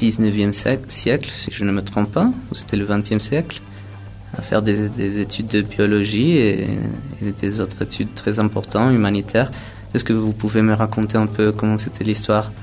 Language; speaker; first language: French; non-native, fluent; Spanish